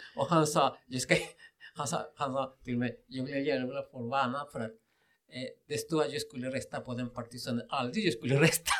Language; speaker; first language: Swedish; non-native, fluent; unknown